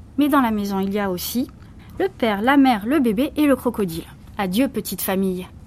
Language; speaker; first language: French; native; French